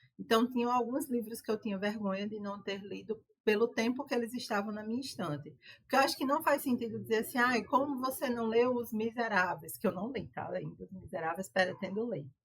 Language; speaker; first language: Portuguese; native; Portuguese